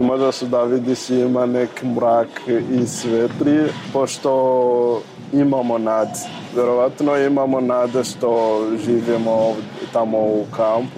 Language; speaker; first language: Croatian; non-native, learner; Rundi